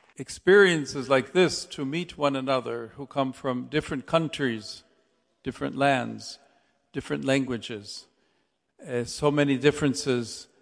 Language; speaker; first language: English; native; English